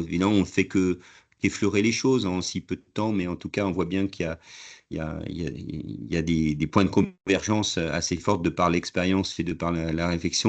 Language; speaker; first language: French; native; French